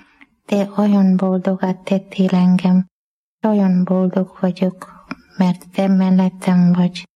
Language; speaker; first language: Hungarian; non-native, learner; Malayalam